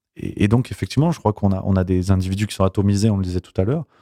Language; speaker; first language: French; native; French